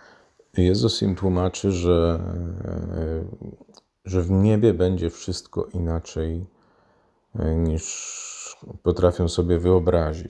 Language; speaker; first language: Polish; native; Polish